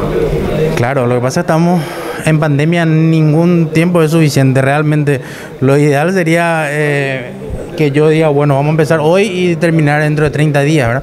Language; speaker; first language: Spanish; native; Spanish